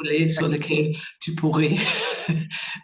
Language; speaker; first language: French; non-native, fluent; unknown